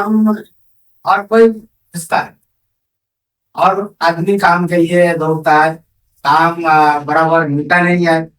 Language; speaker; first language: Hindi; non-native, local second language; Bangla